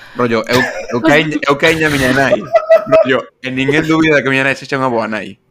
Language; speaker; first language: Galician; non-native, local second language; Spanish